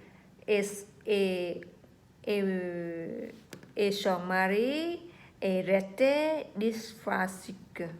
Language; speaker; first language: French; non-native, learner; Vietnamese